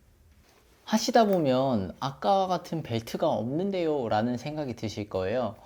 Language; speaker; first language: Korean; native; Korean